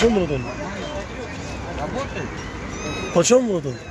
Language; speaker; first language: Russian; non-native, local second language; Kyrgyz